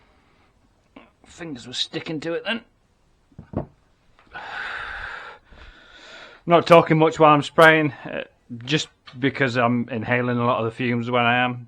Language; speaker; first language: English; native; English